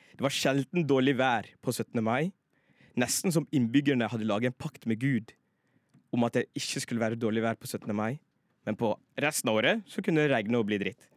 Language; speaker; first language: Norwegian; native; Norwegian